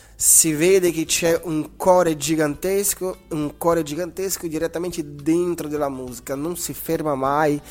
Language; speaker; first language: Italian; non-native, fluent; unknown